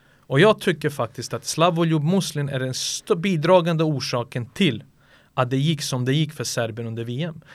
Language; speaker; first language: Swedish; early bilingual, other home language; Serbian